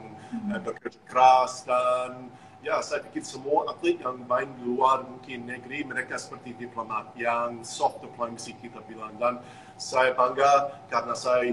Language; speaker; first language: Indonesian; non-native, fluent; English